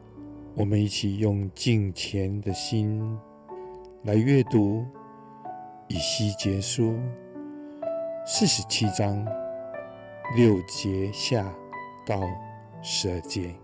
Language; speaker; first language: Chinese; native; Chinese